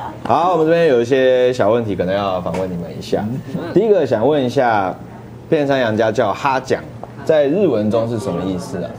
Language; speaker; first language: Chinese; native; Chinese